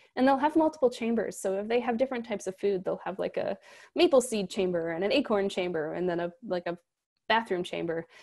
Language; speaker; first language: English; native; English